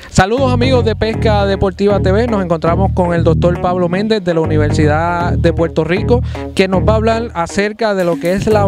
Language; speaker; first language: Spanish; native; Spanish